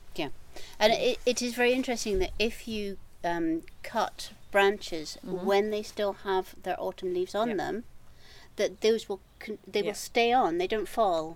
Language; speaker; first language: English; native; English